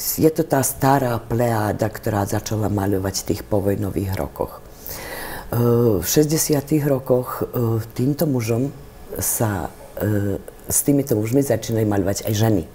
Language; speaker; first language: Slovak; native; Slovak